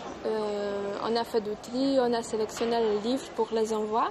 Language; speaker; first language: French; non-native, fluent; Polish